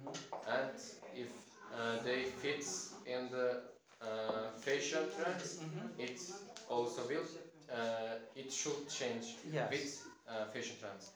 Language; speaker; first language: English; non-native, learner; Turkish